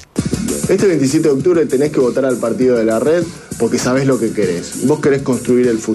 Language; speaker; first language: Spanish; native; Spanish